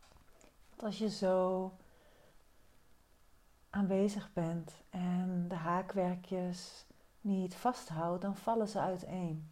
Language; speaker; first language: Dutch; native; Dutch